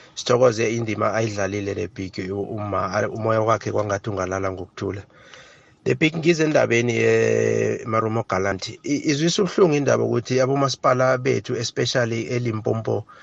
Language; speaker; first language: Zulu; native; Zulu